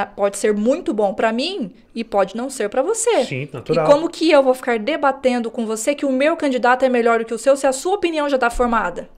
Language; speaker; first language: Portuguese; native; Portuguese